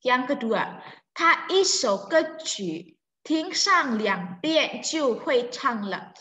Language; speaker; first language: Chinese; non-native, fluent; Indonesian